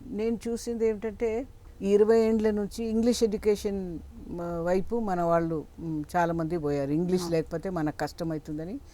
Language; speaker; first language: Telugu; non-native, local second language; Tamil